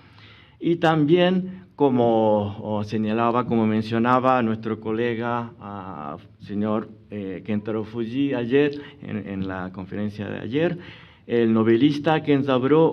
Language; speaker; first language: Spanish; non-native, fluent; Japanese